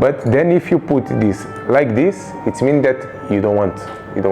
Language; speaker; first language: English; non-native, local second language; Kabuverdianu